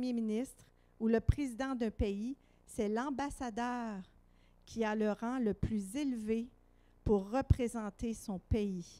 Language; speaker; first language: French; native; French